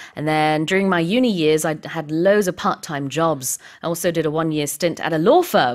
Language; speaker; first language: English; early bilingual, other home language; Korean